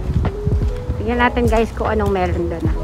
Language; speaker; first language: Filipino; native; Filipino